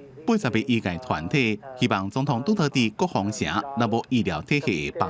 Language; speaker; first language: Chinese; native; Chinese